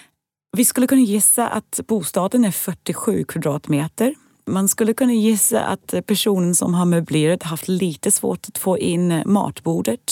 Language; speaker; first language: Swedish; non-native, fluent; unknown